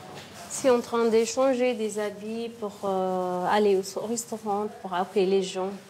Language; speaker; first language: French; non-native, learner; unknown